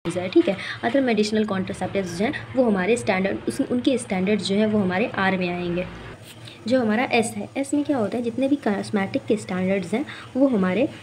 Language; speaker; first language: Hindi; native; Hindi